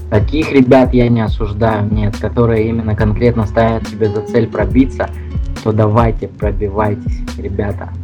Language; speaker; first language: Russian; native; Russian